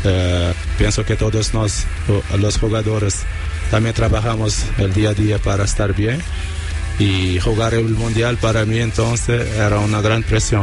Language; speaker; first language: Spanish; non-native, learner; Kabuverdianu